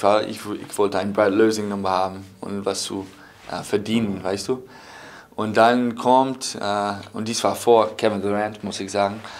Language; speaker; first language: German; non-native, fluent; English